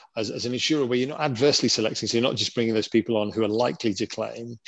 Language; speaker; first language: English; native; English